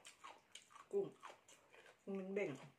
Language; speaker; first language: Thai; non-native, local second language; Lao